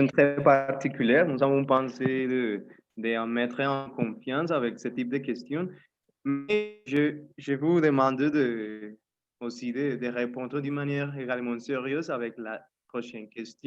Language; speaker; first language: French; non-native, learner; Spanish